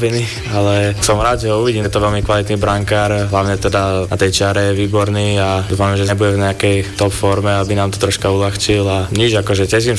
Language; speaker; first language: Slovak; native; Slovak